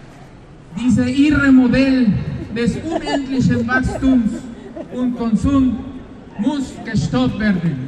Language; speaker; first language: German; non-native, fluent; Spanish